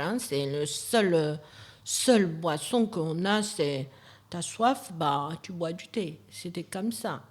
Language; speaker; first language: French; non-native, fluent; Chinese